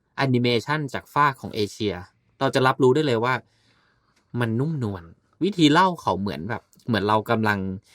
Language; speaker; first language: Thai; native; Thai